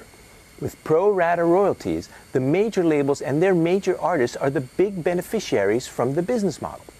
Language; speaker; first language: English; native; English